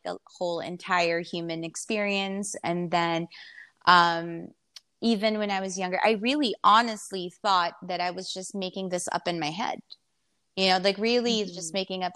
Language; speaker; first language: English; non-native, local second language; Filipino